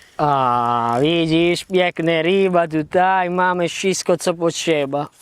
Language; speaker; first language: Polish; non-native, learner; Italian